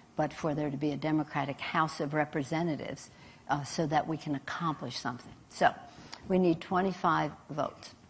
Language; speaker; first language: English; native; English